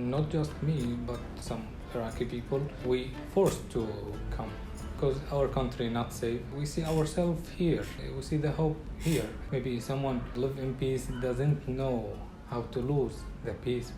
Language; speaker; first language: English; non-native, learner; Arabic